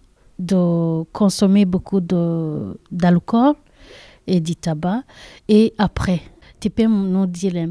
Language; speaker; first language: French; non-native, learner; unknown